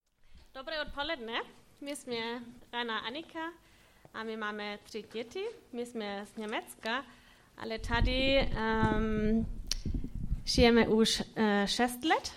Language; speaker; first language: Czech; non-native, learner; German